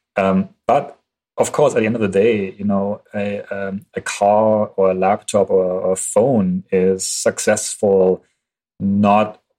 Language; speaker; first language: English; non-native, fluent; German